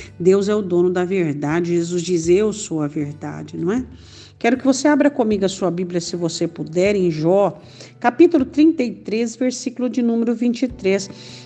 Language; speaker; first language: Portuguese; native; Portuguese